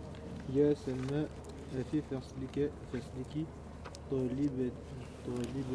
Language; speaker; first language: Arabic; non-native, learner; French